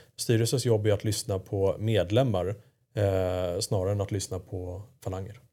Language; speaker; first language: Swedish; native; Swedish